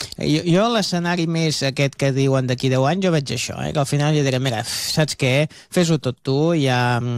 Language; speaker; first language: Catalan; native; Catalan